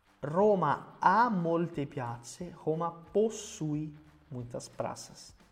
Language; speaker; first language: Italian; non-native, fluent; Portuguese